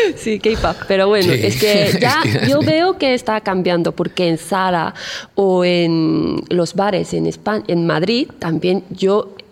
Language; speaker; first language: Spanish; non-native, fluent; Korean